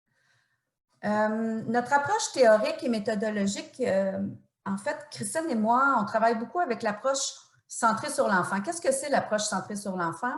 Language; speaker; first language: French; native; French